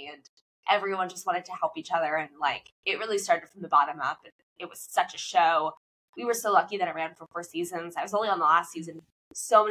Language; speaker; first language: English; native; English